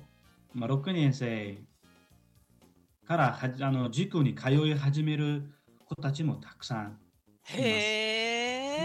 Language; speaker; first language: Japanese; non-native, fluent; Uzbek